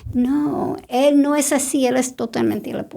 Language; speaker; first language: Spanish; non-native, fluent; English